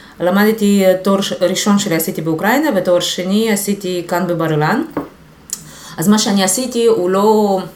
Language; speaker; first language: Hebrew; non-native, fluent; Russian